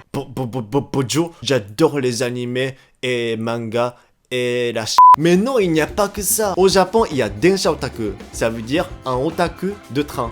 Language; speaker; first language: French; non-native, fluent; Japanese